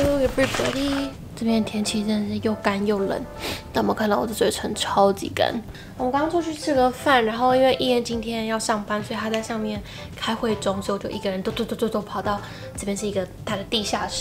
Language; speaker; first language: Chinese; native; Chinese